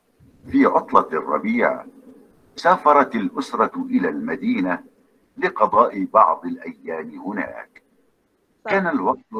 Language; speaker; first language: Arabic; non-native, learner; Indonesian